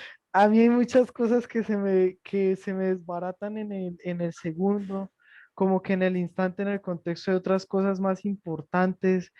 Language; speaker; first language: Spanish; native; Spanish